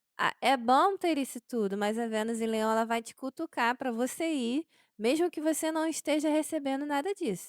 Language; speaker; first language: Portuguese; native; Portuguese